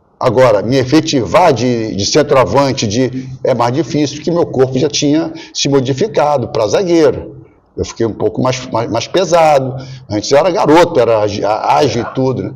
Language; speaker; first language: Portuguese; native; Portuguese